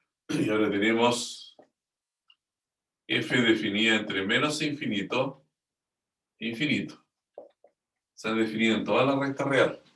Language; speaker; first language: Spanish; native; Spanish